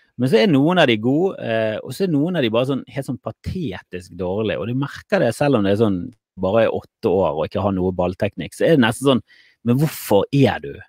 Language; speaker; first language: Norwegian; native; Norwegian